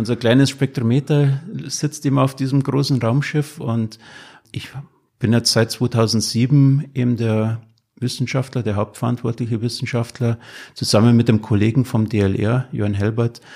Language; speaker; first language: German; native; German